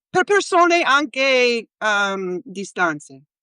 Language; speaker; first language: Italian; non-native, learner; English